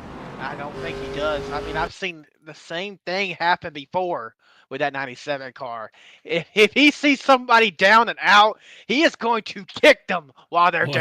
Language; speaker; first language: English; native; English